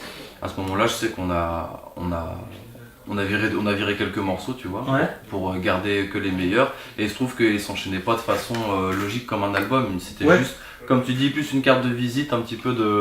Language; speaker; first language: French; native; French